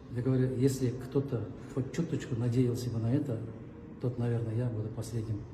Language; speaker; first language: Russian; non-native, local second language; Kyrgyz